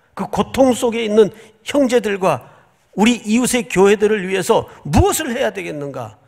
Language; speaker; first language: Korean; native; Korean